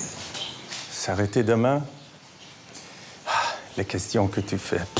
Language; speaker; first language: French; non-native, fluent; Dutch